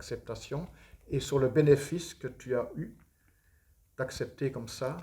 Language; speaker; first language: French; native; French